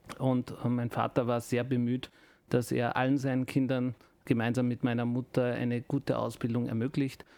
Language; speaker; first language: German; early bilingual, other home language; Turkish